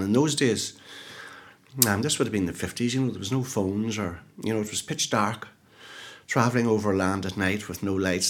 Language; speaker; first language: English; native; English